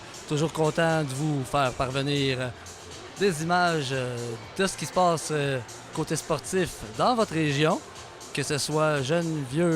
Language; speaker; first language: French; native; French